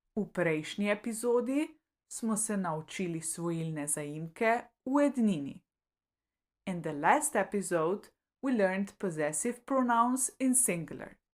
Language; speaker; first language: English; non-native, fluent; Slovenian